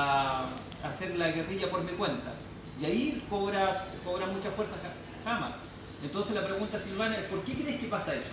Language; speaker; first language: Spanish; native; Spanish